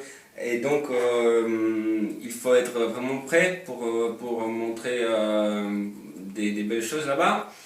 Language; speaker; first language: French; non-native, fluent; Polish